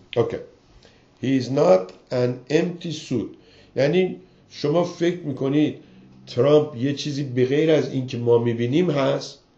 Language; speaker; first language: Persian; native; Persian